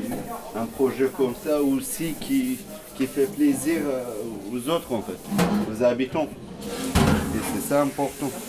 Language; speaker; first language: French; non-native, learner; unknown